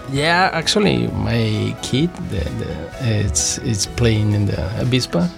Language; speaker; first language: English; non-native, learner; Spanish